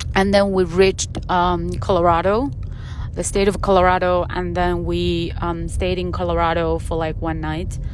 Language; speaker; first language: English; non-native, fluent; Chinese